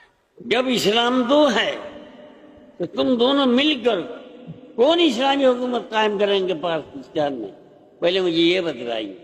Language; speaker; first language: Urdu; non-native, fluent; Bangla